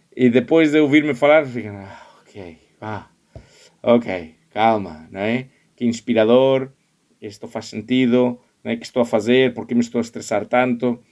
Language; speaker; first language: Portuguese; non-native, fluent; Spanish